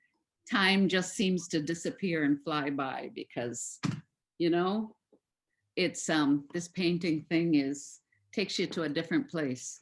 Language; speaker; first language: English; native; English